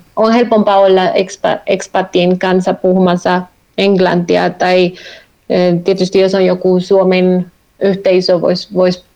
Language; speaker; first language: Finnish; non-native, fluent; Spanish